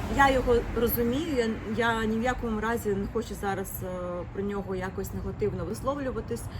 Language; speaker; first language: Ukrainian; native; Ukrainian